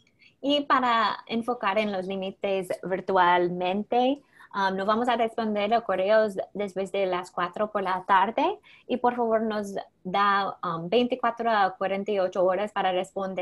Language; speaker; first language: Spanish; non-native, fluent; English